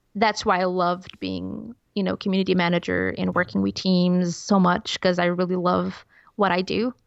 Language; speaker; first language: English; non-native, fluent; Portuguese